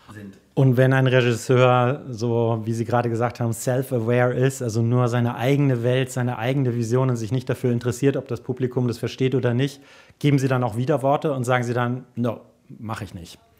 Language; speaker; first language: German; native; German